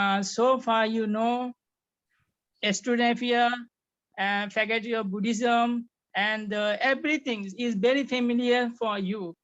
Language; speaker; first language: English; non-native, fluent; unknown